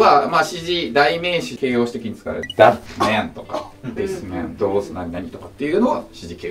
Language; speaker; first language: Japanese; native; Japanese